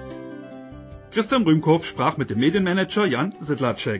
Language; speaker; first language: German; native; German